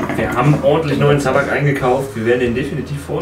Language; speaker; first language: German; native; German